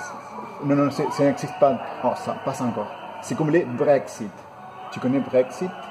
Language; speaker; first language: French; non-native, fluent; Spanish